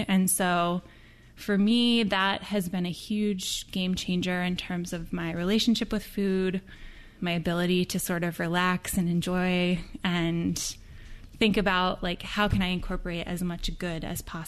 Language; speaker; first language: English; native; English